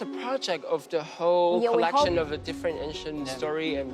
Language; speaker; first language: English; non-native, fluent; Chinese